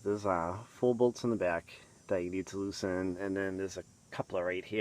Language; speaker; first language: English; native; English